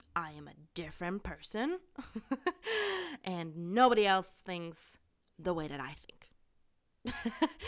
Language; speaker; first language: English; non-native, fluent; German